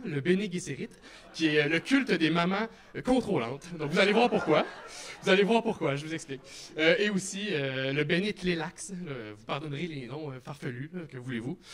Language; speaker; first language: French; native; French